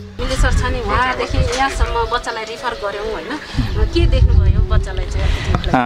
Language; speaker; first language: Nepali; native; Nepali